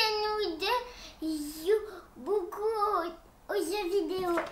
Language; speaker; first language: French; early bilingual, other home language; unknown